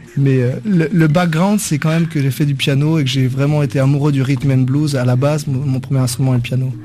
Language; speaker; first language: French; native; French